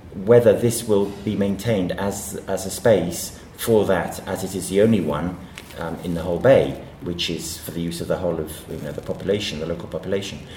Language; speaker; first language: English; native; English